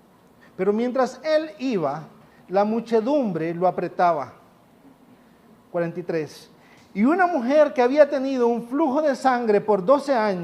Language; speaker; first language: Spanish; native; Spanish